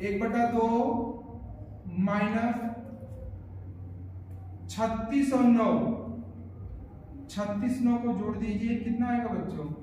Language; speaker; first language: Hindi; native; Hindi